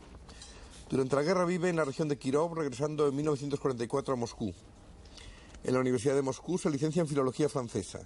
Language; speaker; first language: Spanish; native; Spanish